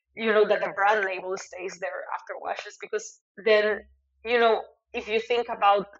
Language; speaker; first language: English; non-native, fluent; Spanish